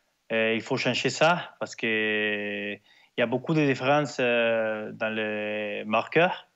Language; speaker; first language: French; non-native, learner; Spanish